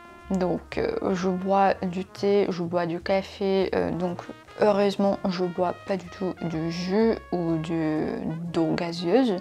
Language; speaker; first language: French; non-native, fluent; Russian